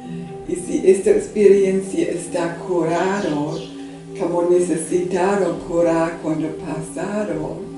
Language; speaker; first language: Spanish; non-native, learner; English